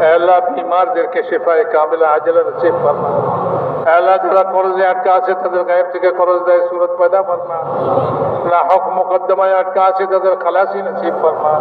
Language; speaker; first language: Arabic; non-native, fluent; Bangla